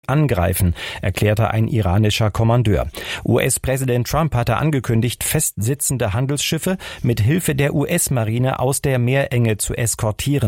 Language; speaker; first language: German; native; German